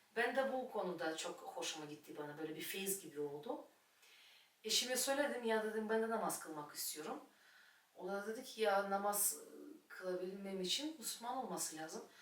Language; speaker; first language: Turkish; non-native, fluent; Russian